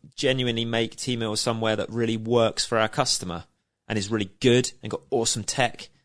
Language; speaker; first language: English; native; English